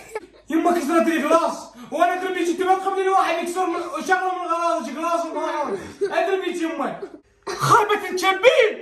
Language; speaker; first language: Arabic; native; Arabic